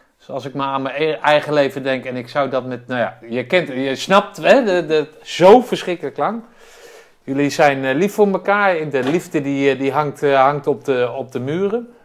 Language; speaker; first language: Dutch; native; Dutch